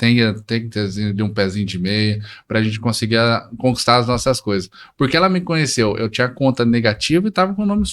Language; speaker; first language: Portuguese; native; Portuguese